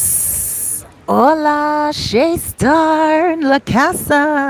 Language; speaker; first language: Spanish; non-native, learner; English